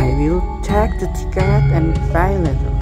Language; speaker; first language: English; non-native, learner; Indonesian